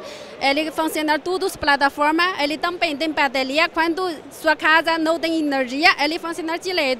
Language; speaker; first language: Portuguese; non-native, learner; Chinese